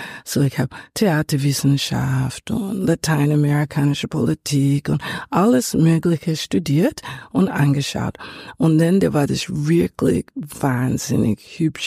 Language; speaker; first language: German; non-native, fluent; English